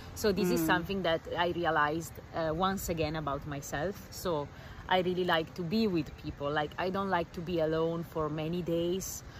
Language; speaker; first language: English; non-native, fluent; Italian